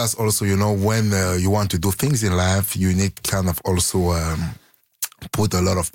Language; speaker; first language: English; non-native, local second language; French